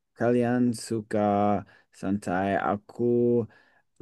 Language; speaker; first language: Indonesian; non-native, learner; English